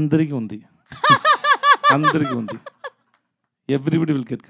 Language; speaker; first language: Telugu; non-native, learner; Tamil